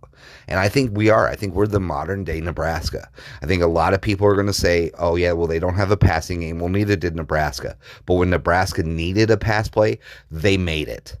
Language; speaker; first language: English; native; English